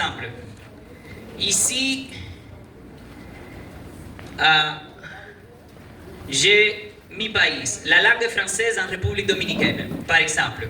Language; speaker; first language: French; non-native, fluent; Spanish